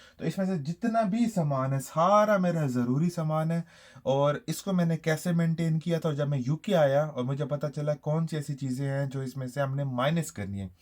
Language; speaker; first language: Urdu; native; Urdu